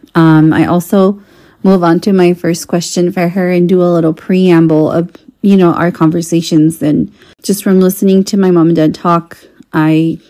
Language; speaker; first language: English; non-native, fluent; Spanish